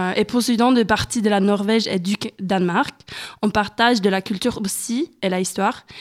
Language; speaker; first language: French; non-native, learner; Swedish